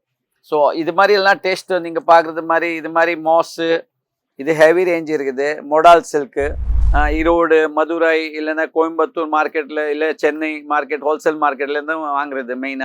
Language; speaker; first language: Tamil; non-native, fluent; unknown